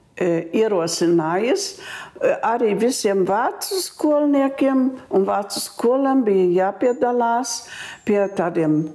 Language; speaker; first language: Latvian; non-native, local second language; German